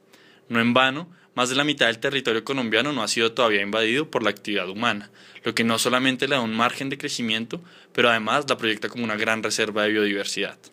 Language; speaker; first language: Spanish; native; Spanish